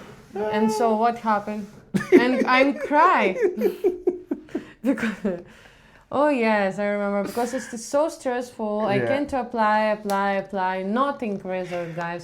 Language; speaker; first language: English; non-native, learner; Ukrainian